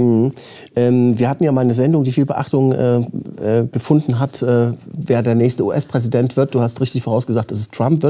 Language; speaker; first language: German; native; German